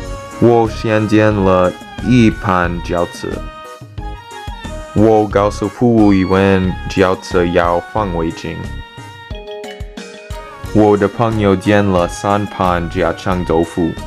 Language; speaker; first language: Chinese; non-native, learner; English